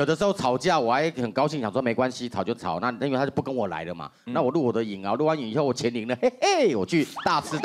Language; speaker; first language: Chinese; native; Chinese